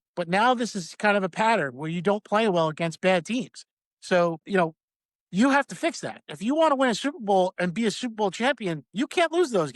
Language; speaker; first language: English; native; English